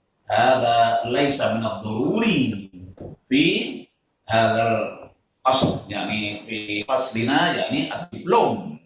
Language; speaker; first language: Arabic; non-native, fluent; Indonesian